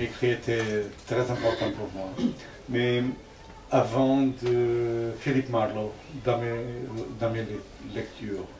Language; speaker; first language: French; non-native, fluent; Portuguese